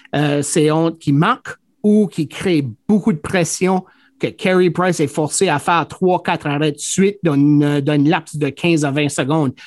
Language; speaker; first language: French; native; French